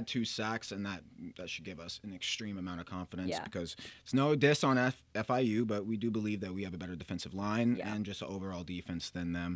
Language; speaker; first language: English; native; English